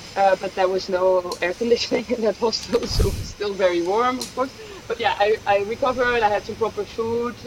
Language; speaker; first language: English; non-native, fluent; Dutch